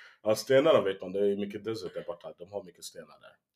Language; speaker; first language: Swedish; early bilingual, heritage; Swedish